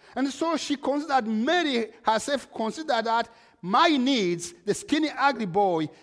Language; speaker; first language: English; non-native, local second language; Kinyarwanda